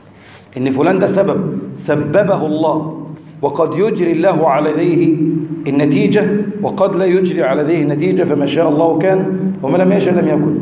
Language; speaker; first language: Arabic; native; Arabic